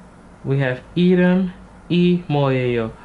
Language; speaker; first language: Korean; non-native, learner; English